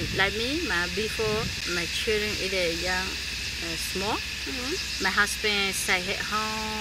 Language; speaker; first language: English; non-native, learner; Hmong